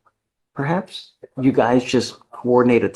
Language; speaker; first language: English; native; English